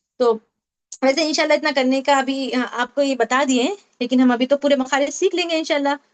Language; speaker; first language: Urdu; native; Urdu